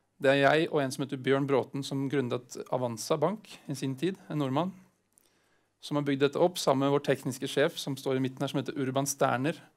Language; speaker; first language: Swedish; non-native, fluent; Norwegian